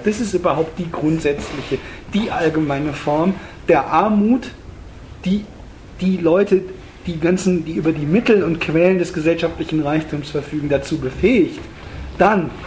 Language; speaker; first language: German; native; German